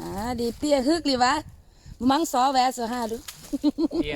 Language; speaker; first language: Danish; non-native, learner; Thai